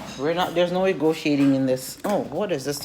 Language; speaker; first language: English; native; English